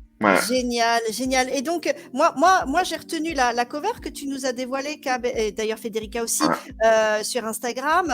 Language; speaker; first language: French; native; French